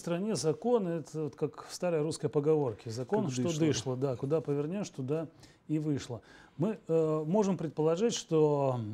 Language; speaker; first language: Russian; native; Russian